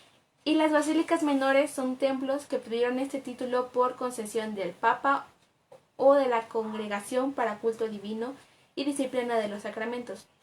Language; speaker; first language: Spanish; native; Spanish